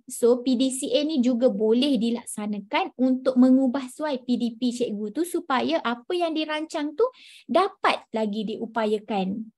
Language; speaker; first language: Malay; native; Malay